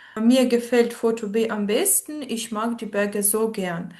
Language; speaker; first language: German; non-native, fluent; Ukrainian